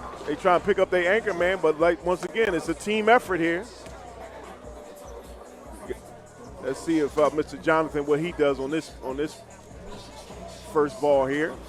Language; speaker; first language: English; native; English